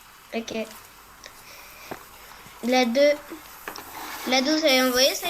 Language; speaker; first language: French; native; French